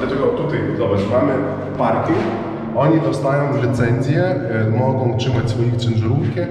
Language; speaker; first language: Polish; non-native, learner; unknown